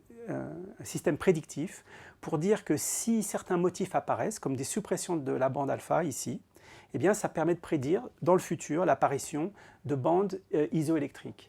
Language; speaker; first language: French; native; French